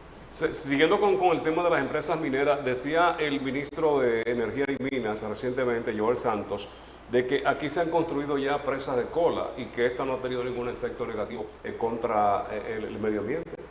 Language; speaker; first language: Spanish; native; Spanish